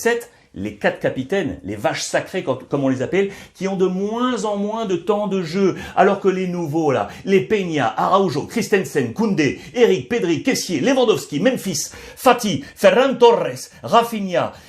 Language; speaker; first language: French; native; French